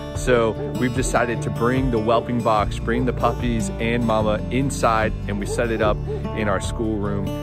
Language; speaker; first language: English; native; English